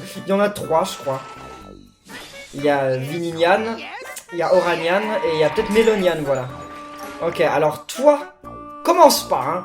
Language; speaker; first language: French; native; French